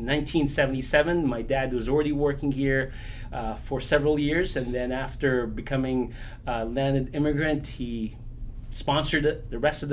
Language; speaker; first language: English; non-native, local second language; Filipino